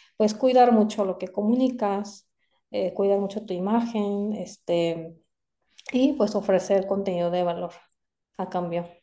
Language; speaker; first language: Spanish; non-native, fluent; Korean